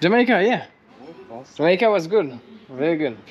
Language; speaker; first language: English; non-native, learner; French